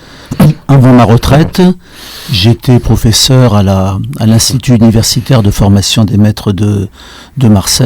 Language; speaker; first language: French; native; French